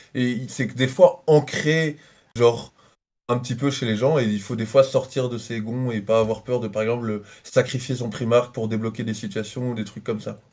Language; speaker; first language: French; native; French